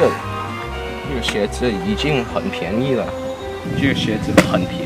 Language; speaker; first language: Chinese; non-native, learner; English